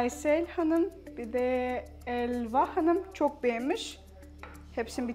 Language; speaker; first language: Turkish; non-native, learner; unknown